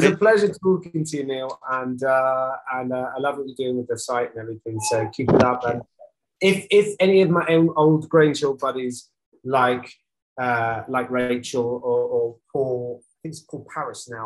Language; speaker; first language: English; native; English